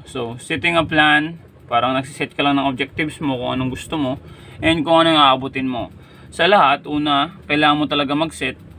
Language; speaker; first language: Filipino; non-native, local second language; Bikol